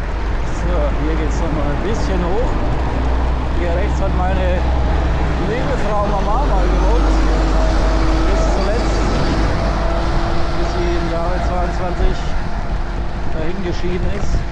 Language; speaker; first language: German; native; German